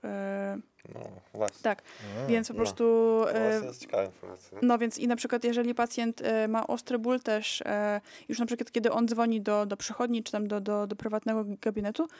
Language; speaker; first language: Polish; early bilingual, heritage; Polish